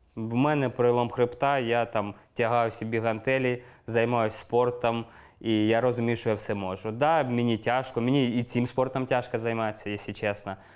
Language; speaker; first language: Ukrainian; non-native, local second language; Russian